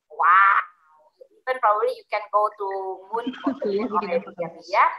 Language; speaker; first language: English; non-native, learner; Indonesian